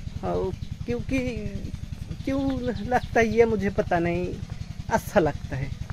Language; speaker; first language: Hindi; non-native, fluent; Bangla